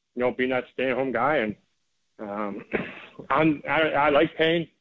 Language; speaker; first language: English; native; English